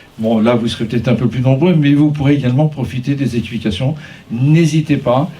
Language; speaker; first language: French; native; French